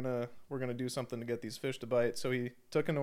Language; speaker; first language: English; native; English